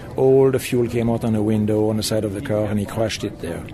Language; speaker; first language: English; non-native, fluent; German